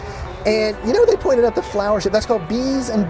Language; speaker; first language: English; native; English